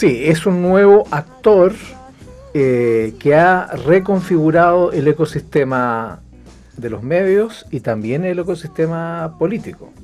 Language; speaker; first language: Spanish; native; Spanish